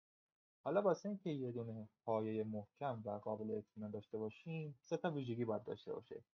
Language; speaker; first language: Persian; native; Persian